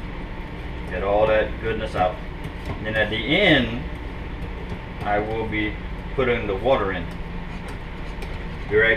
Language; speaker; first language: English; native; English